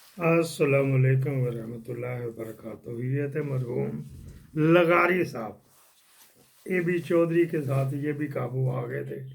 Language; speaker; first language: Urdu; non-native, local second language; Punjabi